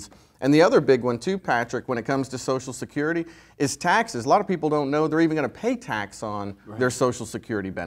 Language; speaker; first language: English; native; English